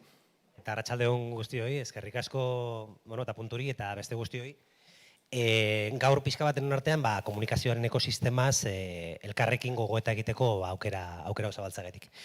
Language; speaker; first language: Basque; native; Basque